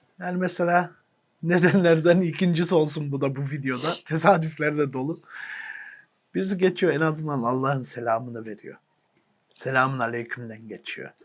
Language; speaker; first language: Turkish; early bilingual, heritage; Turkish